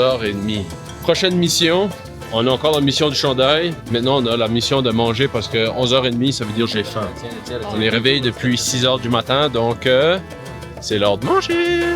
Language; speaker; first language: French; native; French